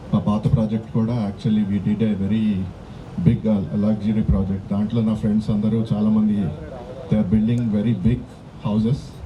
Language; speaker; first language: Telugu; native; Telugu